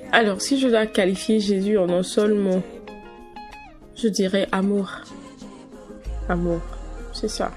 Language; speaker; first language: French; non-native, local second language; Ewe